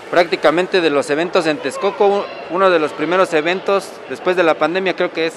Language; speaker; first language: Spanish; native; Spanish